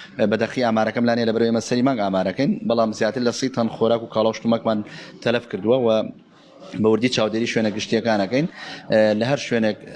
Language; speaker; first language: Central Kurdish; native; Central Kurdish